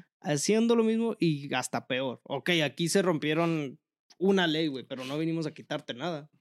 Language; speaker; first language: Spanish; early bilingual, heritage; Spanish